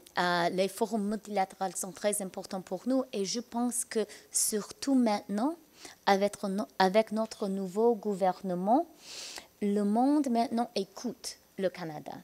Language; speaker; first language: French; non-native, learner; English